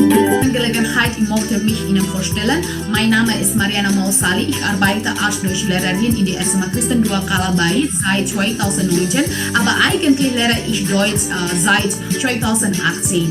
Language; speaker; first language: German; non-native, learner; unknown